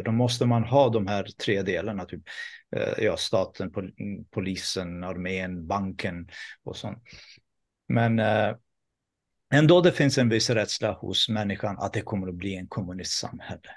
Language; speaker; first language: Swedish; non-native, fluent; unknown